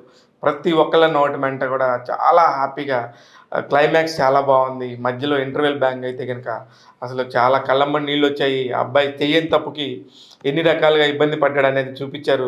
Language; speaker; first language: Telugu; native; Telugu